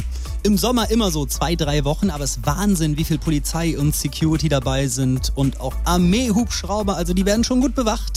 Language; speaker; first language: German; native; German